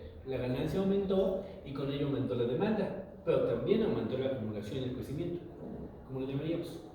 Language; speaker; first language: Spanish; native; Spanish